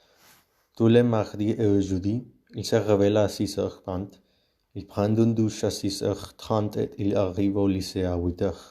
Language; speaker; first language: French; non-native, learner; Spanish